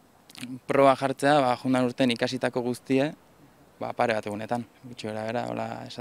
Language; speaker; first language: Basque; native; Basque